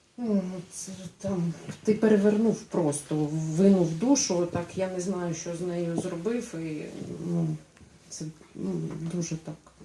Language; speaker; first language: Ukrainian; native; Ukrainian